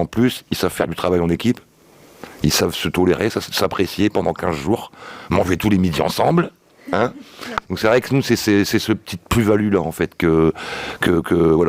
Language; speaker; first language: French; native; French